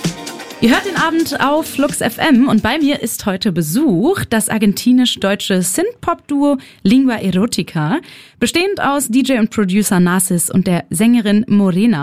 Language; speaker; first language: German; native; German